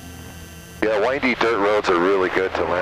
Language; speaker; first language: English; native; English